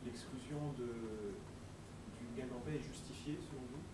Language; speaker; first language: French; native; French